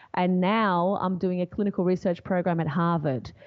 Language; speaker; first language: English; non-native, fluent; Portuguese